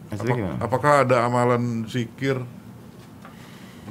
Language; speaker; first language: Indonesian; native; Indonesian